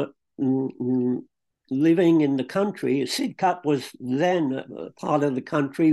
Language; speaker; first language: English; native; English